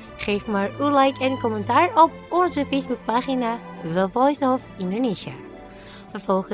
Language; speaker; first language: Dutch; non-native, fluent; Indonesian